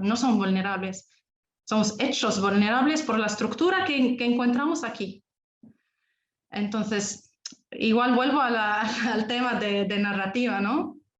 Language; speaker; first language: Spanish; non-native, fluent; Arabic